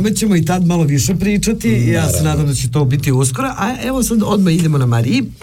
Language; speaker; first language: Serbian; native; Serbian